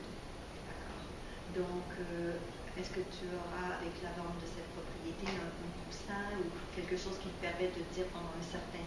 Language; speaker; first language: French; native; French